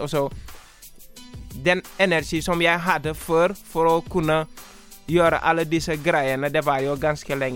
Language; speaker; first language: Norwegian; non-native, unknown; Wolof